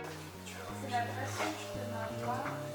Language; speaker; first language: French; non-native, learner; German